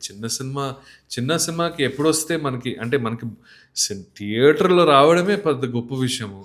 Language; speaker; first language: Telugu; non-native, local second language; Malayalam